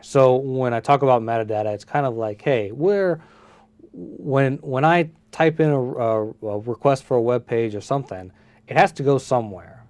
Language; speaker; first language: English; early bilingual, other home language; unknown